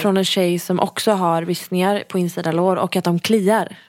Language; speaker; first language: Swedish; native; Swedish